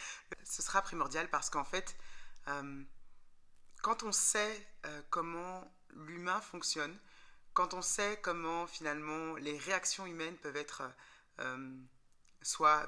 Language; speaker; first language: French; native; French